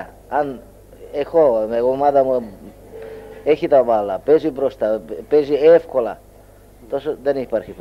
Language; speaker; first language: Greek; non-native, learner; Hungarian